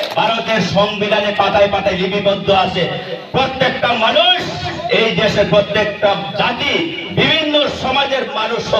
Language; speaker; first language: Bangla; non-native, local second language; Kok Borok